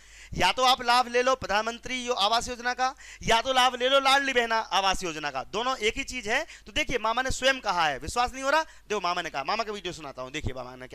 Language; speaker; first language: Hindi; native; Hindi